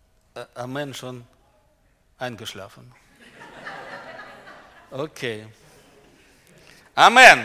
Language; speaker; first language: German; non-native, learner; Russian